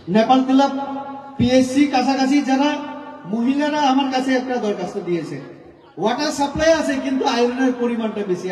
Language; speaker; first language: Bangla; non-native, local second language; Kok Borok